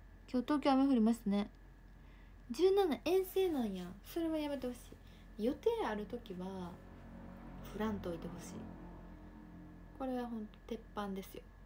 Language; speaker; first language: Japanese; native; Japanese